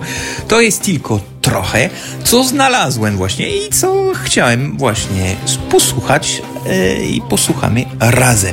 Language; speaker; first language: Polish; non-native, fluent; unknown